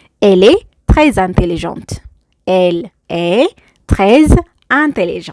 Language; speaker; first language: French; non-native, fluent; Amharic